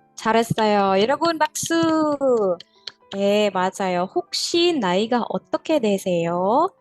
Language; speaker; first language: Korean; non-native, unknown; Indonesian